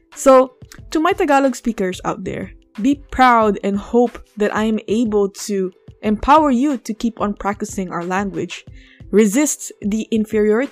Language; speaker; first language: English; non-native, local second language; Filipino